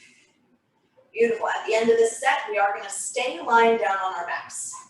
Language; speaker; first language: English; native; English